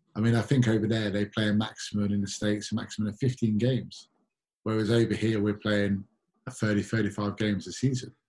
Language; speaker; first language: English; native; English